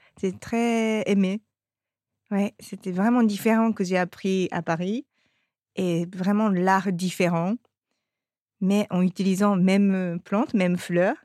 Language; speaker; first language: French; non-native, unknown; Japanese